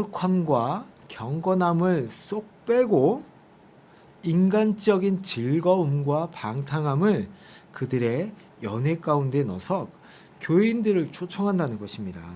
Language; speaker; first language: Korean; native; Korean